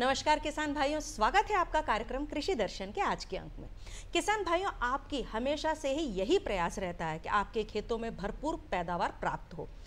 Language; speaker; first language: Hindi; native; Hindi